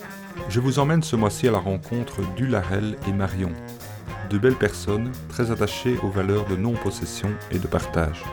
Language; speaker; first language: French; native; French